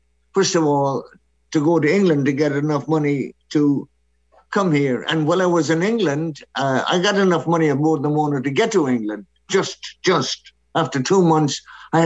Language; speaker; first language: English; non-native, local second language; Irish